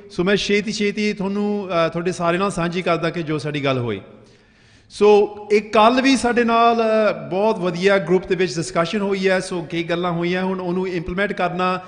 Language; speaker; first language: Punjabi; early bilingual, heritage; Punjabi